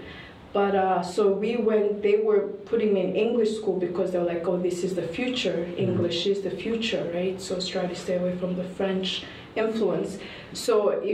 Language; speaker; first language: English; non-native, local second language; Kinyarwanda